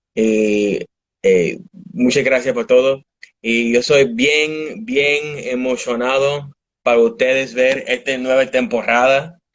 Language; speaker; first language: Spanish; early bilingual, heritage; Spanish